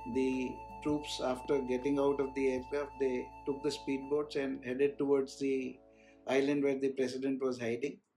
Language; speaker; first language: English; non-native, local second language; Hindi